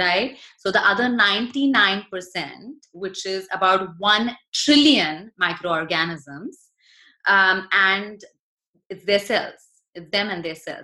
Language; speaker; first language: English; non-native, local second language; Hindi